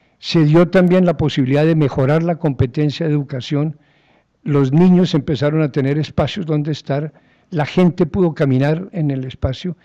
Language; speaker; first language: Spanish; native; Spanish